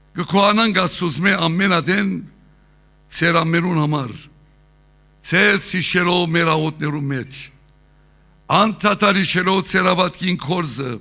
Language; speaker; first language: Armenian; early bilingual, heritage; Armenian